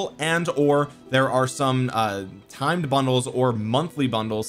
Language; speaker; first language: English; native; English